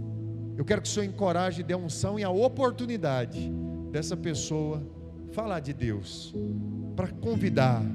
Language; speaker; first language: Portuguese; native; Portuguese